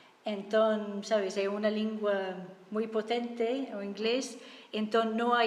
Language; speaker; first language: Galician; non-native, fluent; English